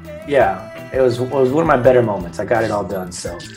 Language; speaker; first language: English; native; English